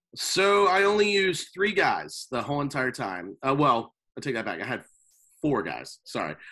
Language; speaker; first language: English; native; English